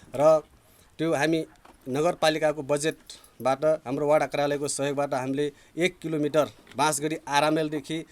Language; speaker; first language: Nepali; non-native, local second language; Dangaura Tharu